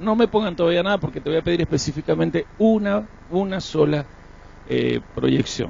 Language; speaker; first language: Spanish; native; Spanish